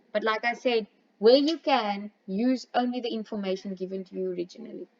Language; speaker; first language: English; non-native, local second language; Afrikaans